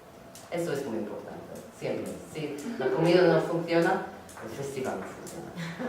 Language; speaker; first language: Spanish; non-native, learner; English